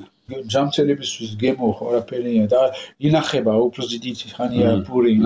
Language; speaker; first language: Georgian; non-native, learner; French